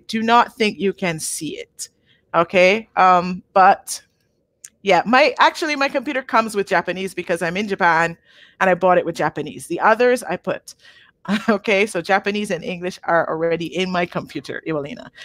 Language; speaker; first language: English; native; English